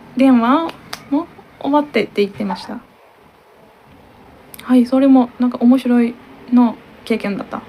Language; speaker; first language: Japanese; non-native, learner; Turkish